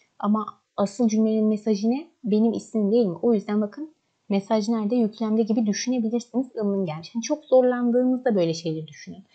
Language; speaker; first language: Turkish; native; Turkish